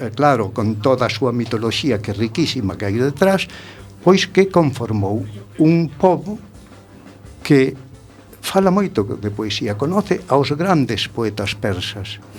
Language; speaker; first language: Galician; native; Galician